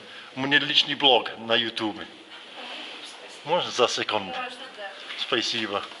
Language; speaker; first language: Russian; non-native, learner; English